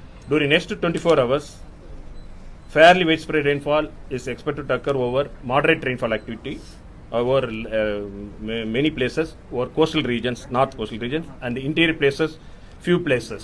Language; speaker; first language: English; non-native, local second language; Tamil